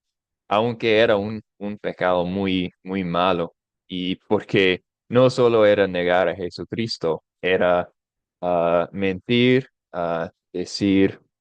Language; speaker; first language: Spanish; non-native, fluent; English